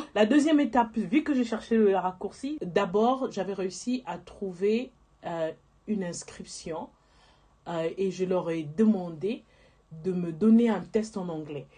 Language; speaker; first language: French; non-native, local second language; Lingala